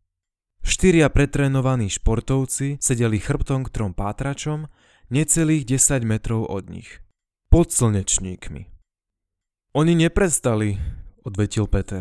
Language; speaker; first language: Slovak; native; Slovak